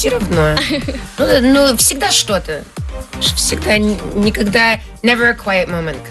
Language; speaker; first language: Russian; early bilingual, heritage; Russian